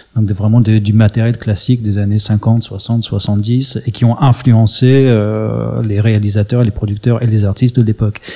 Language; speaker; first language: French; early bilingual, other home language; English